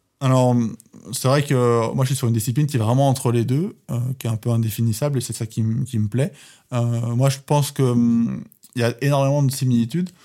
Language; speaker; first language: French; native; French